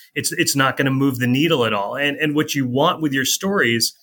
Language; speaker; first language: English; native; English